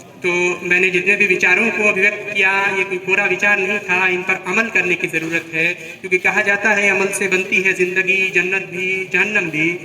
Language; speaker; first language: Hindi; native; Hindi